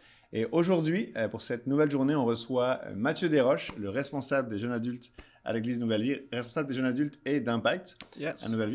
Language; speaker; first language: French; native; French